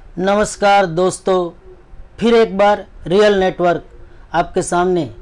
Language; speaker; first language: Hindi; non-native, local second language; Gujarati